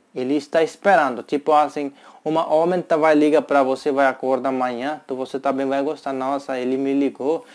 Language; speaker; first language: Portuguese; non-native, learner; Hindi